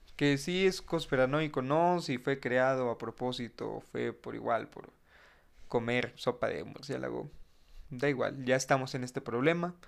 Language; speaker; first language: Spanish; native; Spanish